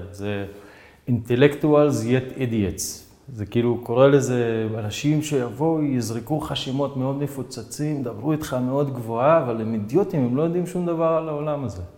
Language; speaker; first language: Hebrew; native; Hebrew